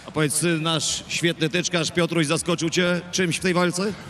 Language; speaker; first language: Polish; native; Polish